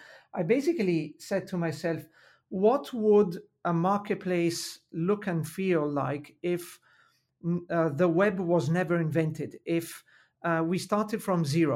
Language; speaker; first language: English; non-native, fluent; Italian